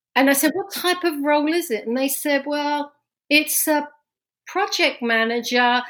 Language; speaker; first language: English; native; English